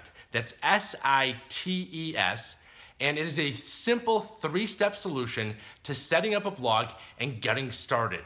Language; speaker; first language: English; native; English